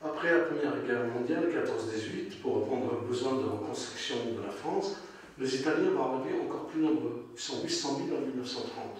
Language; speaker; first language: French; non-native, local second language; Arabic